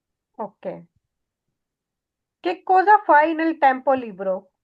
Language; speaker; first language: Italian; non-native, learner; Urdu